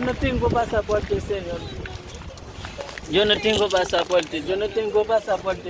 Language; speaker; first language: Spanish; non-native, learner; Haitian Creole